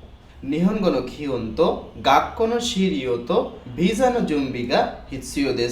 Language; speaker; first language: Japanese; non-native, fluent; Bangla